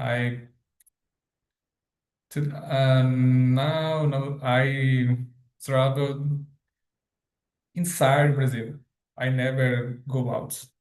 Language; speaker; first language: English; non-native, learner; Portuguese